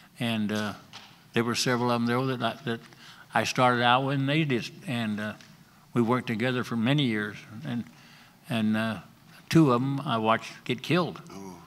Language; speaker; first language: English; native; English